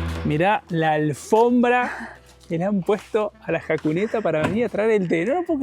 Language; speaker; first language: Spanish; native; Spanish